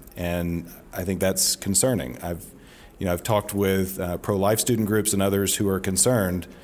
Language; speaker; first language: English; native; English